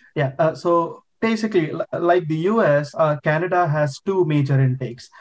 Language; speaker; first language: English; non-native, local second language; Telugu